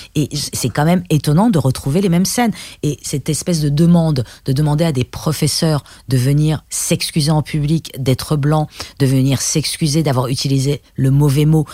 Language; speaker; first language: French; early bilingual, other home language; Persian